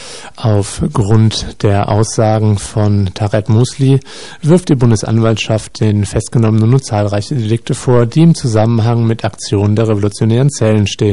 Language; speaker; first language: German; native; German